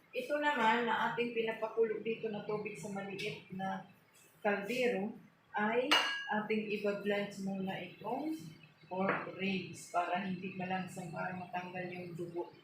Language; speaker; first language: Filipino; non-native, local second language; Waray